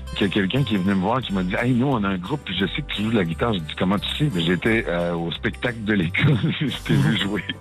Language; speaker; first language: French; native; French